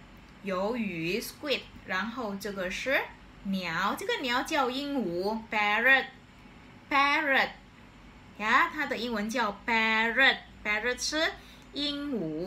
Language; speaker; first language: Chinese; non-native, fluent; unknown